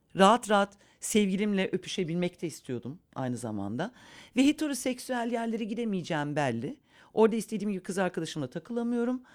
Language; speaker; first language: Turkish; early bilingual, heritage; Turkish